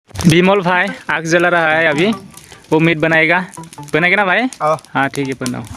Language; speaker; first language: Hindi; non-native, local second language; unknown